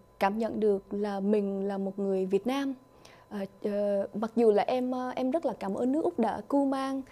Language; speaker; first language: Vietnamese; early bilingual, other home language; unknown